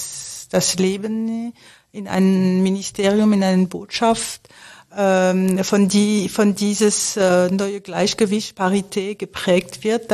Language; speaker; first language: German; non-native, fluent; French